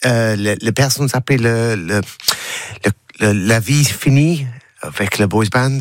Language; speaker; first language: French; non-native, learner; English